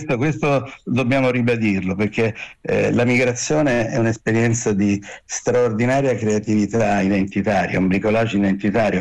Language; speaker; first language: Italian; native; Italian